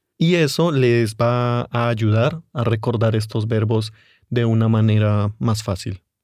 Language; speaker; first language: Spanish; native; Spanish